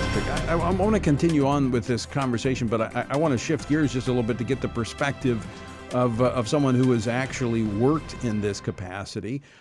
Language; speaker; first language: English; native; English